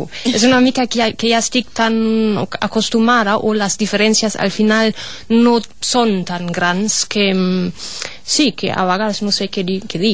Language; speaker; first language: Catalan; non-native, fluent; German